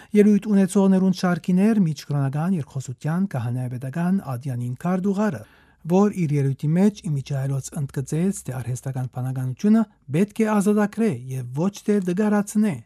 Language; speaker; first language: Armenian; native; Armenian